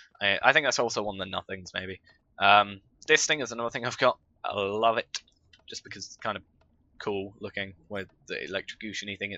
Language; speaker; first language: English; native; English